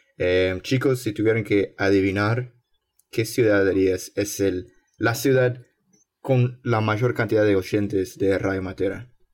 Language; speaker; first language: Spanish; non-native, fluent; English